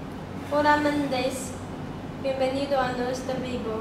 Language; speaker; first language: Spanish; non-native, learner; Chinese